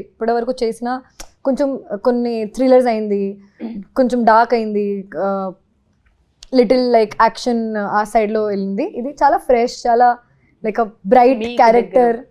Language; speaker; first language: Telugu; non-native, local second language; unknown